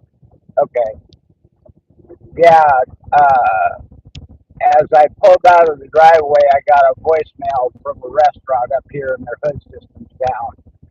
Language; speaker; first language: English; native; English